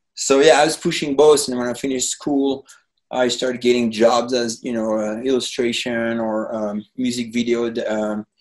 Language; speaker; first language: English; non-native, fluent; French